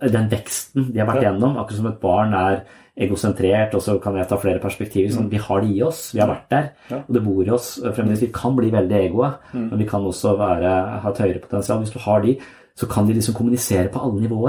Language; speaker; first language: Norwegian; native; Norwegian